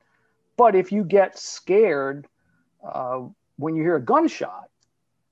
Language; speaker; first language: English; early bilingual, other home language; Italian